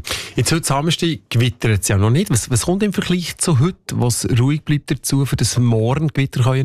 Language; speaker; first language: German; native; German